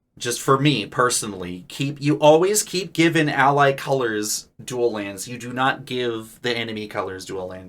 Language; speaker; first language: English; native; English